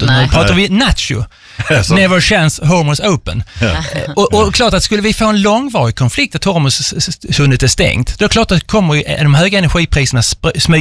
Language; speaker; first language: Swedish; native; Swedish